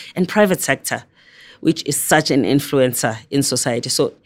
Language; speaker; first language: English; non-native, local second language; Zulu